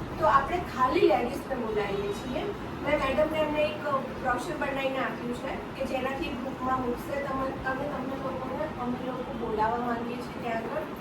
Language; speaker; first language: Gujarati; native; Gujarati